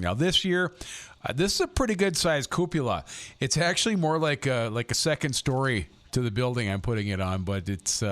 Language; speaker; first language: English; native; English